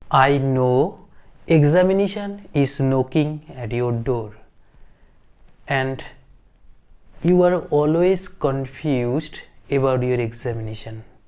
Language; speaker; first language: English; non-native, local second language; Bangla